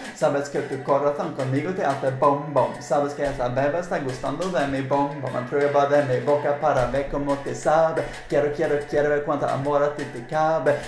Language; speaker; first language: Spanish; non-native, learner; Swedish